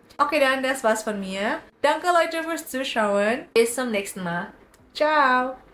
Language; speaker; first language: German; non-native, fluent; Indonesian